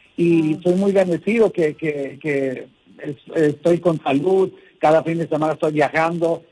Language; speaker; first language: Spanish; early bilingual, heritage; Spanish